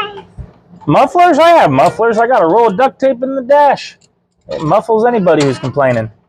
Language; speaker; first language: English; native; English